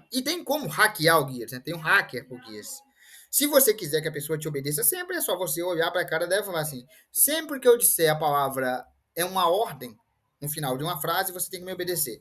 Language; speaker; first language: Portuguese; native; Portuguese